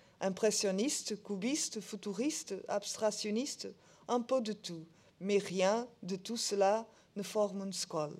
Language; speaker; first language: French; non-native, learner; Portuguese